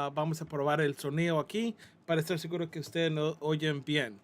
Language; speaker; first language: Spanish; non-native, fluent; English